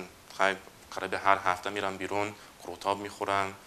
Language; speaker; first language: Persian; non-native, fluent; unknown